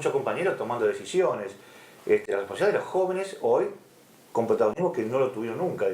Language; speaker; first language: Spanish; native; Spanish